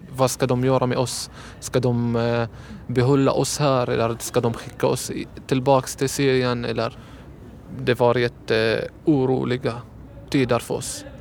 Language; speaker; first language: Swedish; non-native, learner; Arabic